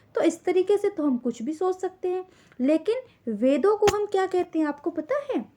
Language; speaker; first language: Hindi; native; Hindi